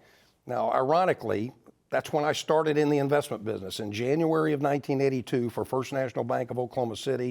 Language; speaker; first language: English; native; English